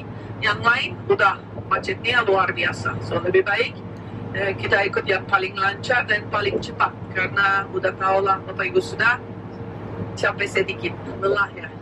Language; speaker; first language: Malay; non-native, fluent; Turkish